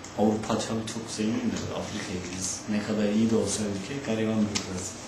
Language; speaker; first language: Turkish; native; Turkish